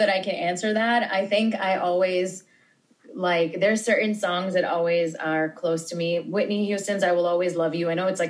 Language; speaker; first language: English; native; English